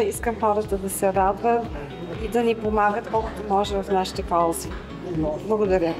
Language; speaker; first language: Bulgarian; early bilingual, heritage; Bulgarian